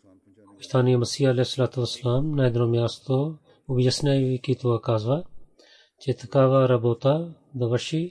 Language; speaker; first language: Bulgarian; non-native, learner; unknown